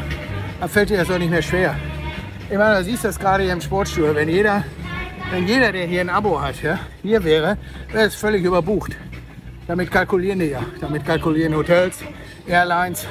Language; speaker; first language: German; native; German